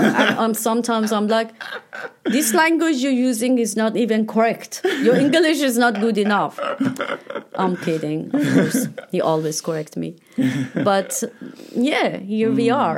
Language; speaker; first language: English; non-native, fluent; Persian